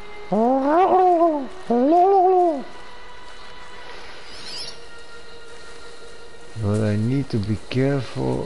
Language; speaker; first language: English; non-native, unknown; Dutch